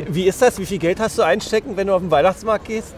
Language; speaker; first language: German; native; German